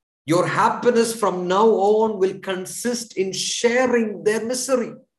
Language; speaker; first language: English; non-native, local second language; Malayalam